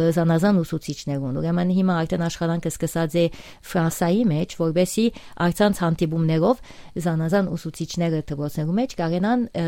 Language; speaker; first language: Armenian; early bilingual, heritage; Armenian